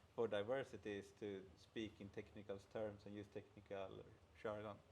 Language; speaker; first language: English; non-native, fluent; Swedish